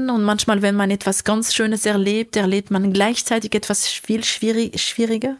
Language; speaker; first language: German; non-native, local second language; French